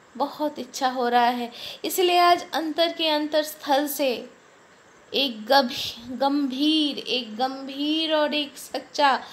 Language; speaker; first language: Hindi; non-native, local second language; Bangla